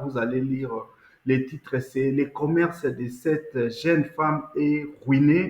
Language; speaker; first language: French; non-native, local second language; Lingala